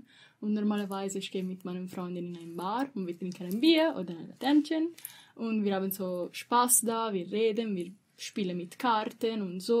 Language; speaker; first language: German; non-native, learner; Italian